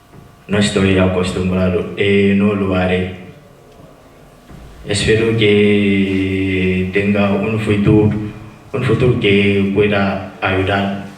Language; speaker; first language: Spanish; non-native, fluent; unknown